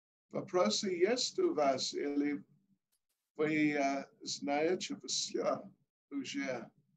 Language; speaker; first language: Russian; non-native, learner; English